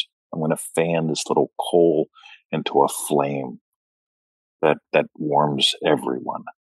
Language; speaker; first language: English; native; English